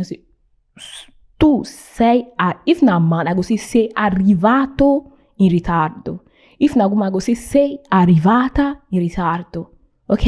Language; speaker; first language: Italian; non-native, fluent; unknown